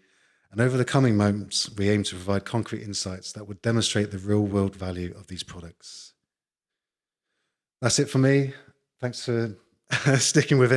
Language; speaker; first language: English; native; English